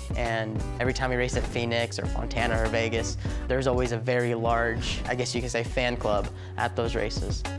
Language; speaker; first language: English; native; English